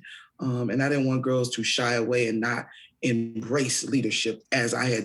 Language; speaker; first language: English; native; English